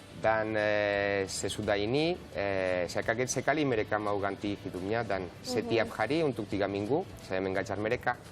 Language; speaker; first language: Indonesian; non-native, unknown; Spanish